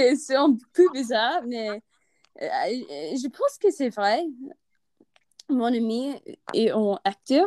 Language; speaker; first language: French; non-native, learner; English